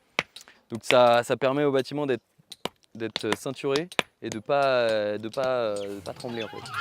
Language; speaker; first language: French; native; French